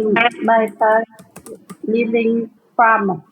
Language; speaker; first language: English; non-native, learner; Vietnamese